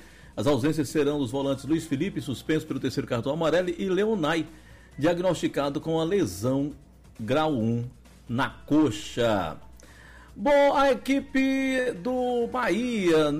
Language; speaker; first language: Portuguese; native; Portuguese